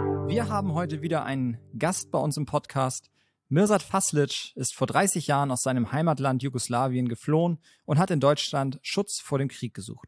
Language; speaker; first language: German; native; German